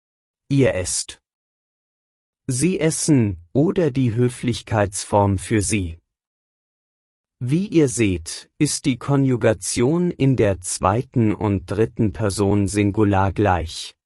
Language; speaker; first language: German; non-native, fluent; Persian